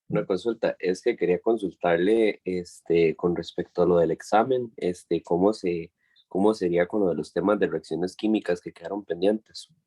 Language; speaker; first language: Spanish; native; Spanish